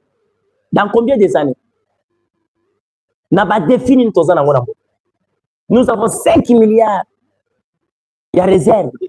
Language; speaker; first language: French; non-native, local second language; Lingala